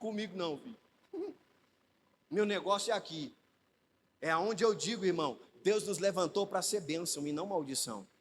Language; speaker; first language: Portuguese; native; Portuguese